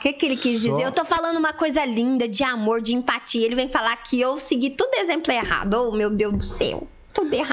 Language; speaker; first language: Portuguese; native; Portuguese